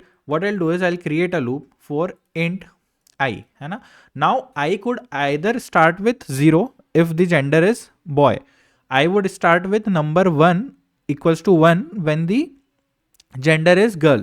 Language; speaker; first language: English; non-native, local second language; Hindi